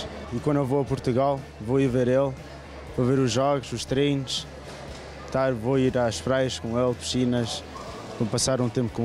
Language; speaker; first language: Portuguese; early bilingual, heritage; Portuguese